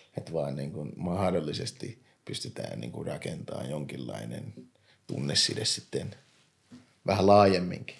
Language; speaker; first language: Finnish; early bilingual, other home language; English